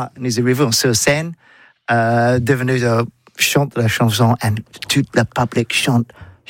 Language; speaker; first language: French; non-native, learner; English